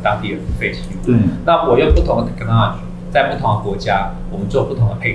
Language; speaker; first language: Chinese; native; Chinese